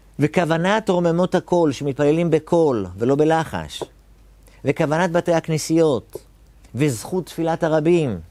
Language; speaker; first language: Hebrew; native; Hebrew